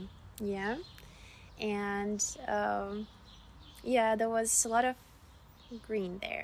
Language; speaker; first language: English; non-native, fluent; Russian